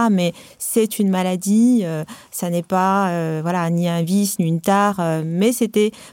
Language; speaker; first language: French; non-native, local second language; Arabic